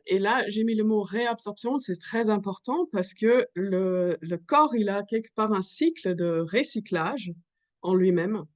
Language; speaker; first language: French; non-native, fluent; German